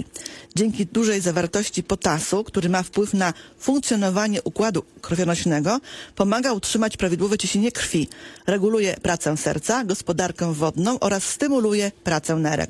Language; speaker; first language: Polish; native; Polish